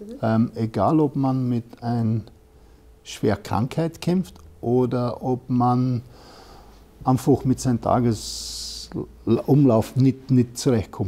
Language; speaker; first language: German; non-native, fluent; English